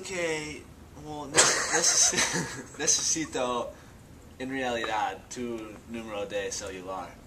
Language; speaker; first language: Spanish; non-native, learner; English